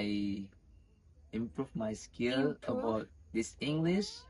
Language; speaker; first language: English; non-native, learner; Indonesian